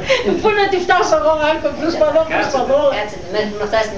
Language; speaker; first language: Greek; native; Greek